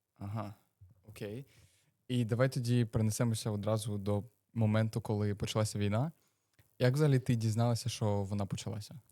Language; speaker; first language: Ukrainian; native; Ukrainian